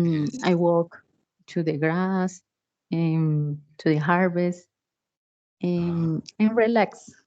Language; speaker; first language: English; non-native, learner; Spanish